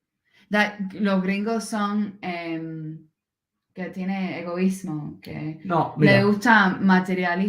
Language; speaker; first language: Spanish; non-native, learner; English